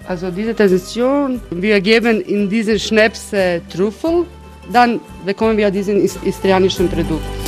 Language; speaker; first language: German; non-native, learner; Croatian